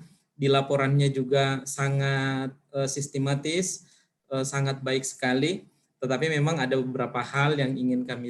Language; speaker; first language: Indonesian; native; Indonesian